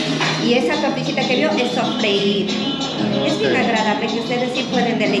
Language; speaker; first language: Spanish; native; Spanish